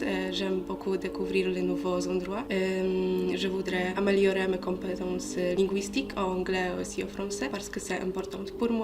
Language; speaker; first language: French; non-native, fluent; Polish